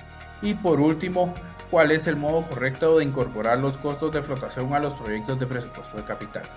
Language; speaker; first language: Spanish; native; Spanish